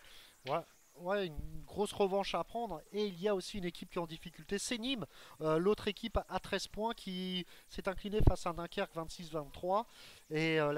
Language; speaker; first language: French; native; French